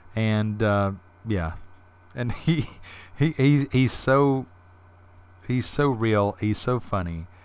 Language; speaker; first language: English; native; English